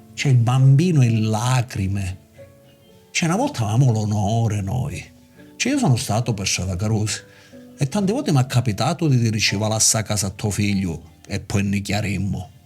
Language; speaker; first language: Italian; native; Italian